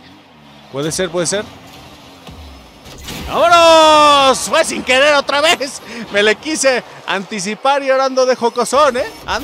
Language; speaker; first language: Spanish; native; Spanish